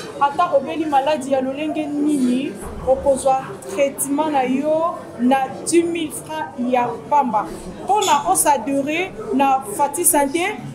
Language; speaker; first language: French; non-native, local second language; Lingala